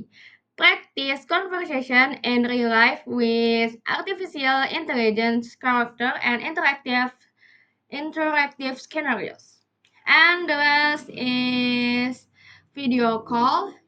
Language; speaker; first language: English; non-native, learner; Indonesian